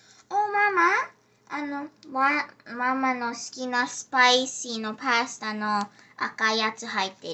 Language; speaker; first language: Japanese; early bilingual, heritage; Japanese